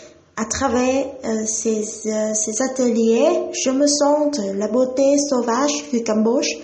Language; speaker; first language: French; non-native, fluent; Vietnamese